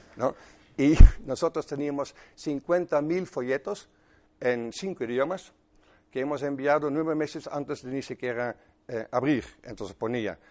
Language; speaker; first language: Spanish; non-native, fluent; Dutch